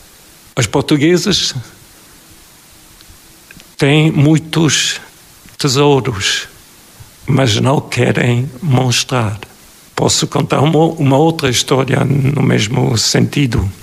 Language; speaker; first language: Portuguese; non-native, fluent; German